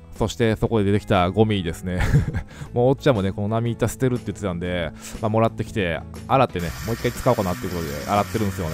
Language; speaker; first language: Japanese; native; Japanese